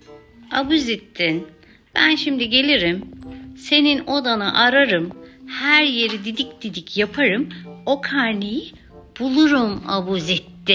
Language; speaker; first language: Turkish; native; Turkish